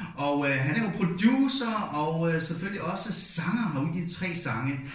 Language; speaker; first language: Danish; native; Danish